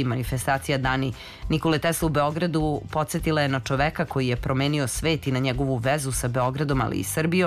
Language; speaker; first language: Serbian; native; Serbian